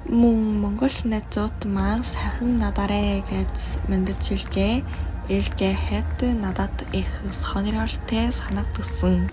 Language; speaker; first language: Mongolian; non-native, learner; Korean